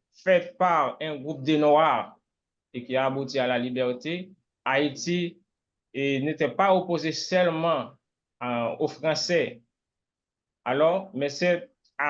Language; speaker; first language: French; non-native, local second language; Haitian Creole